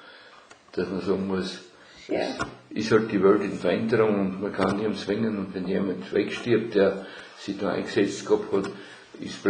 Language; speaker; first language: German; native; German